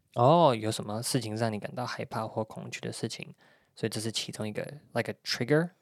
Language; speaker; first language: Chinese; native; Chinese